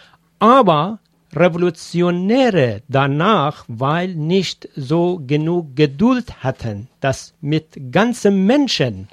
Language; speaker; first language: German; non-native, fluent; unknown